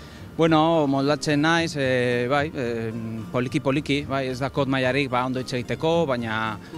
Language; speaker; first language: Basque; non-native, local second language; Spanish